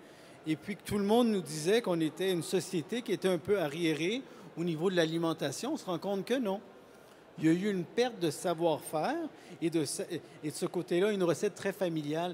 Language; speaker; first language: French; native; French